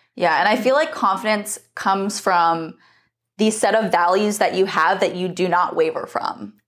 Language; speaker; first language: English; native; English